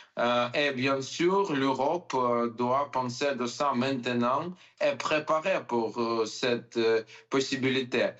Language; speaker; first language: French; non-native, learner; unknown